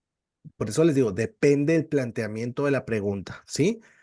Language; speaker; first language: Spanish; native; Spanish